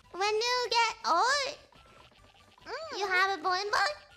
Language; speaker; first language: English; non-native, learner; Japanese